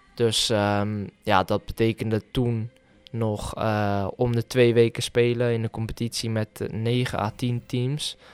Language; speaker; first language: Dutch; native; Dutch